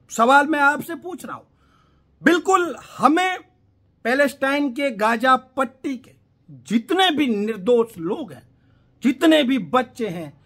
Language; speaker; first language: Hindi; non-native, local second language; Gujarati